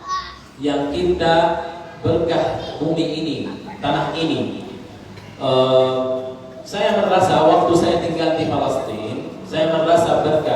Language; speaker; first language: Indonesian; non-native, learner; Arabic